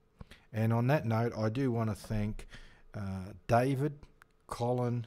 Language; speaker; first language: English; native; English